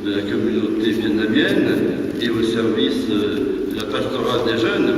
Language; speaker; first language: French; native; French